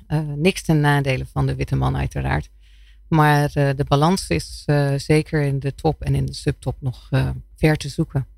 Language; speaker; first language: Dutch; non-native, fluent; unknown